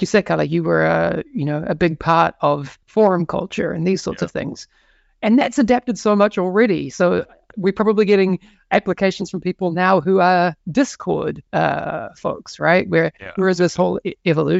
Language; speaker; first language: English; native; English